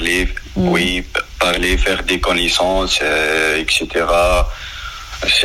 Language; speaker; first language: French; non-native, local second language; Arabic